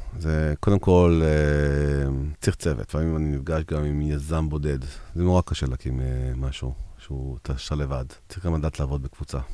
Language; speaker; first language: Hebrew; early bilingual, heritage; Hebrew